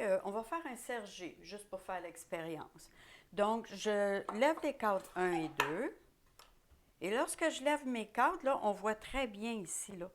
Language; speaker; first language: French; native; French